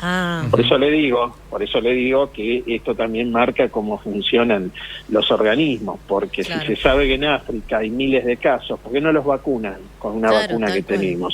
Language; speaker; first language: Spanish; native; Spanish